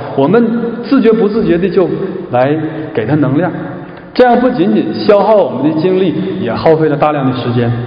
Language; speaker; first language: Chinese; native; Chinese